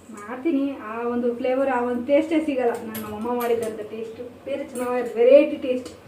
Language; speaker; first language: Kannada; native; Kannada